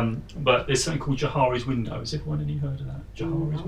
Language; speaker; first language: English; native; English